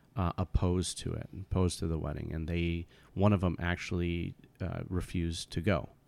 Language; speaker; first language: English; native; English